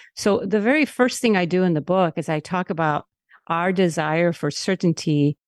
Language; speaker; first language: English; non-native, local second language; Spanish